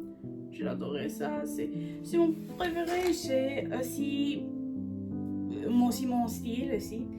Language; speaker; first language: French; non-native, learner; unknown